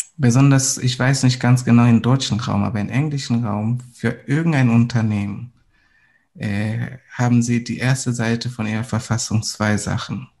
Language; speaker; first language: German; non-native, fluent; Swahili